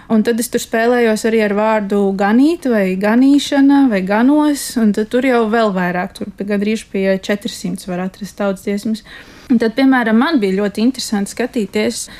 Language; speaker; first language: Latvian; native; Latvian